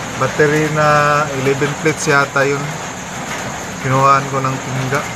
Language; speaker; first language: Filipino; non-native, local second language; Cebuano